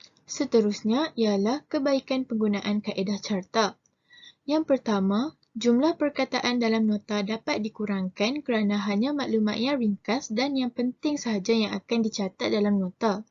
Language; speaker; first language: Malay; native; Malay